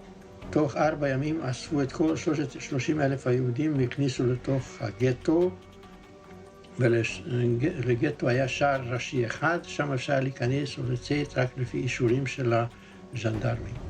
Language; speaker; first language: Hebrew; non-native, fluent; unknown